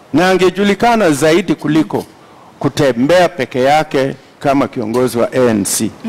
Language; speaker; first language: Swahili; non-native, local second language; Luyia